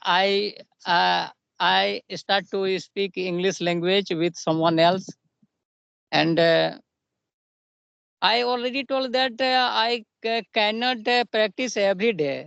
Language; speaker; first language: English; non-native, local second language; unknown